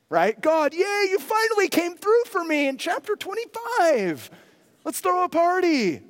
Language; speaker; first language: English; native; English